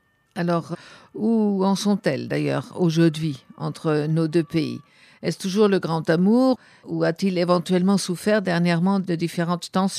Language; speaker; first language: French; native; French